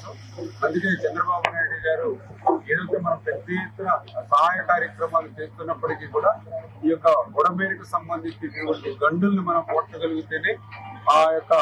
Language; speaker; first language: Telugu; native; Telugu